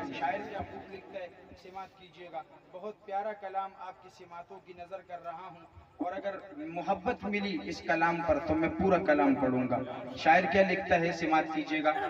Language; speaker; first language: Urdu; non-native, local second language; Pashto